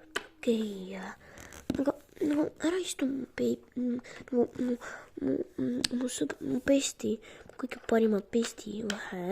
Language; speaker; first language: Estonian; non-native, local second language; Russian